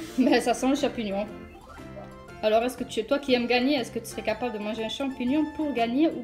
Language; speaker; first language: French; native; French